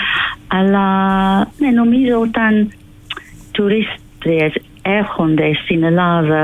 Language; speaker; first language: Greek; non-native, fluent; English